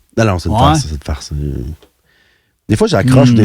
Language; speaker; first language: French; native; French